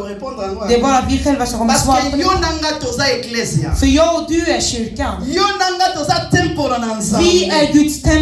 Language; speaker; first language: Swedish; non-native, learner; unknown